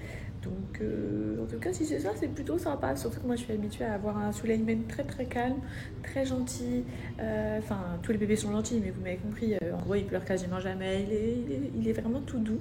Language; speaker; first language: French; native; French